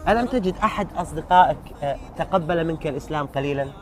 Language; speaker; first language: Arabic; native; Arabic